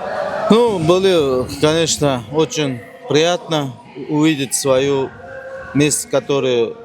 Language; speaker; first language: Russian; non-native, learner; Uzbek